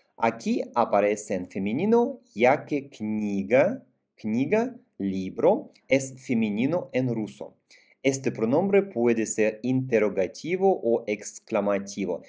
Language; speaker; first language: Spanish; non-native, fluent; Russian